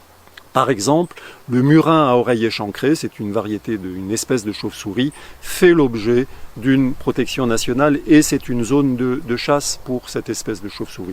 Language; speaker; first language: French; native; French